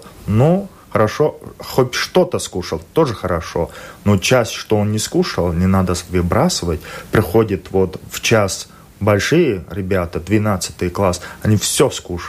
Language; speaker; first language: Russian; non-native, local second language; Latvian